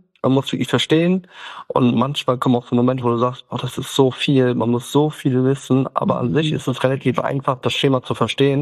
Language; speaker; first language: German; early bilingual, other home language; Turkish